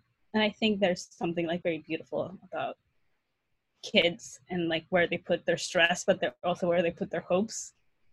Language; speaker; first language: English; non-native, fluent; Spanish